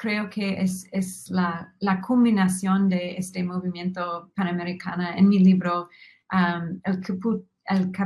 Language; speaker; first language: Spanish; non-native, fluent; English